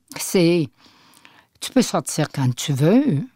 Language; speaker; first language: French; native; French